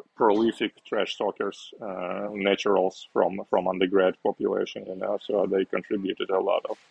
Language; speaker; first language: English; non-native, fluent; Uzbek